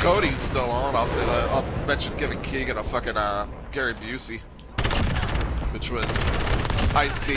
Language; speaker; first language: English; native; English